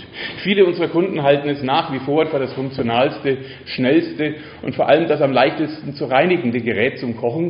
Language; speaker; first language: German; native; German